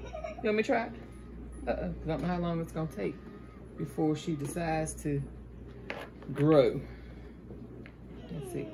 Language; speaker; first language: English; native; English